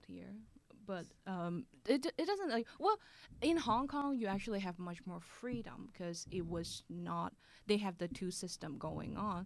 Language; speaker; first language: English; non-native, local second language; Cantonese